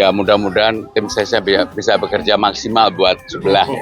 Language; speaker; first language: Indonesian; native; Indonesian